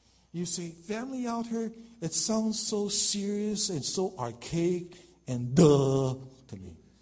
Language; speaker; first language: English; non-native, local second language; Chinese